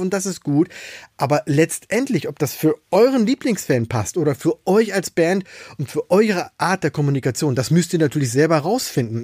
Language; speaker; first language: German; native; German